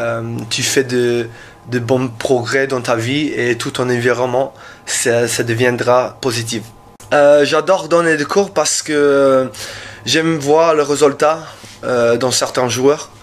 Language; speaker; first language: French; non-native, learner; English